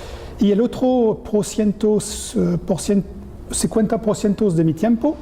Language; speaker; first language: Spanish; non-native, learner; French